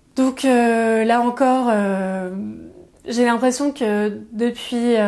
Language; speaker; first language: French; native; French